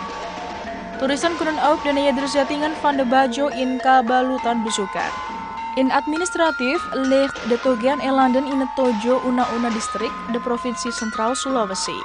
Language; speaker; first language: Dutch; non-native, fluent; Indonesian